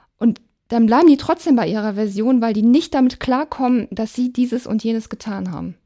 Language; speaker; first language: German; native; German